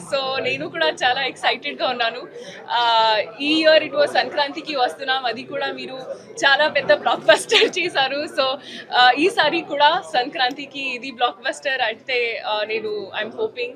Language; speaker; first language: Telugu; non-native, local second language; Hindi